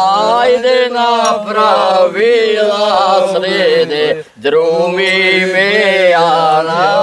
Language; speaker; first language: Macedonian; native; Macedonian